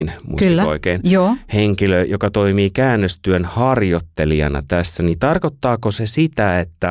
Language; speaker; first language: Finnish; native; Finnish